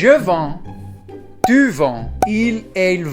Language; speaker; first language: French; non-native, learner; English